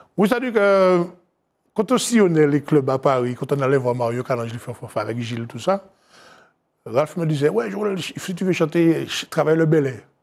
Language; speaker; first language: French; native; French